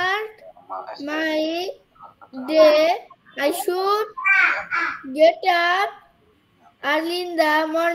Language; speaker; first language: English; non-native, learner; Bangla